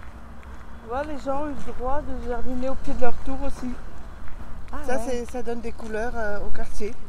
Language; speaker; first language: French; native; French